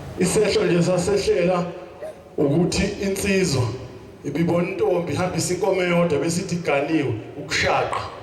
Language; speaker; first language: Zulu; native; Zulu